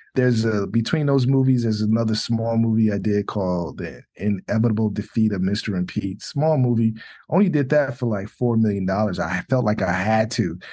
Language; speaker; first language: English; native; English